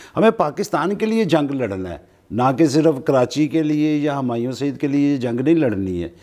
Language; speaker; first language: Urdu; non-native, local second language; Punjabi